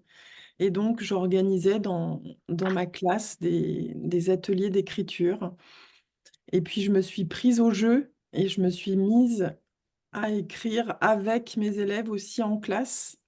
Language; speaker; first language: French; native; French